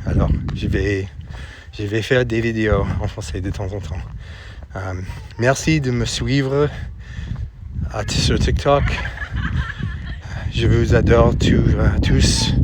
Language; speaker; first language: French; non-native, fluent; English